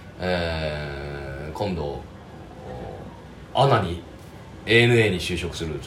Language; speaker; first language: Japanese; native; Japanese